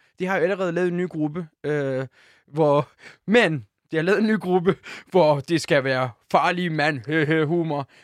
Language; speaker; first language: Danish; early bilingual, other home language; Turkish